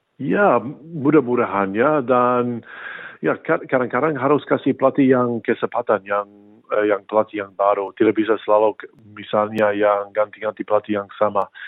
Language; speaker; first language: Indonesian; non-native, fluent; English